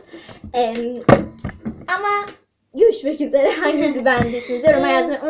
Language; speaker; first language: Turkish; native; Turkish